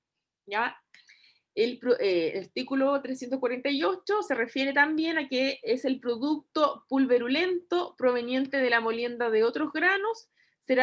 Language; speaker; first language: Spanish; native; Spanish